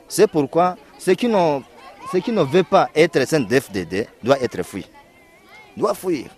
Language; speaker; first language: French; non-native, local second language; Kinyarwanda